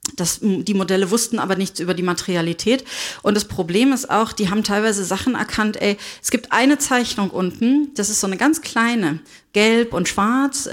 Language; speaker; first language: German; native; German